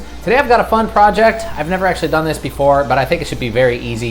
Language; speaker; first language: English; native; English